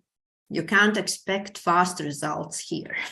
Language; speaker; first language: English; non-native, fluent; Latvian